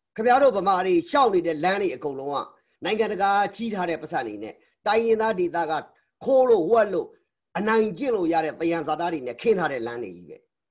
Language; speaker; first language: Burmese; native; Burmese